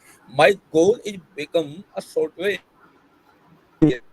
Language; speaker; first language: English; non-native, learner; Hindi